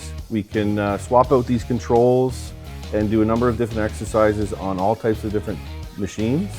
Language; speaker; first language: English; native; English